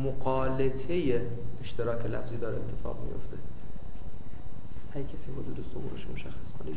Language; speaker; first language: Persian; native; Persian